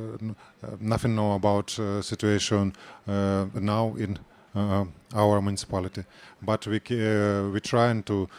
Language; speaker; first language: English; non-native, learner; Ukrainian